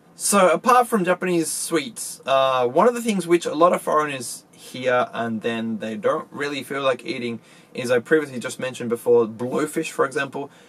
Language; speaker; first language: English; native; English